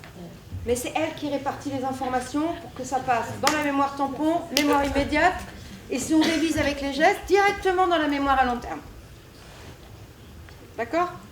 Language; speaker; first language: French; native; French